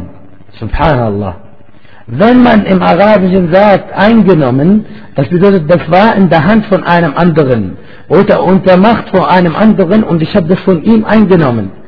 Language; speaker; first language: German; non-native, fluent; Arabic